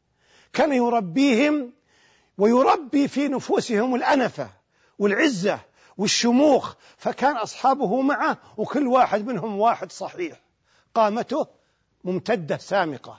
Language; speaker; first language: Arabic; native; Arabic